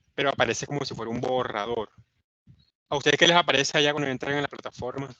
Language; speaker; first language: Spanish; native; Spanish